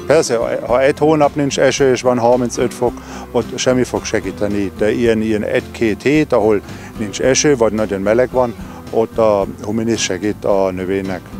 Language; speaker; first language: Hungarian; non-native, fluent; German